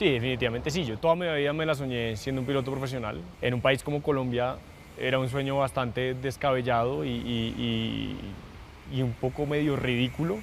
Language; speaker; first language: Spanish; native; Spanish